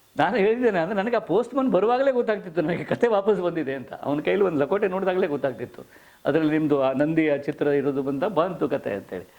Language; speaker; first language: Kannada; native; Kannada